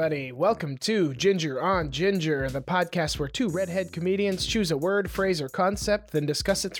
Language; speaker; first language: English; native; English